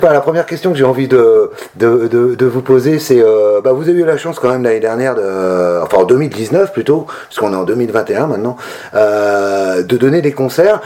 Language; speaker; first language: French; native; French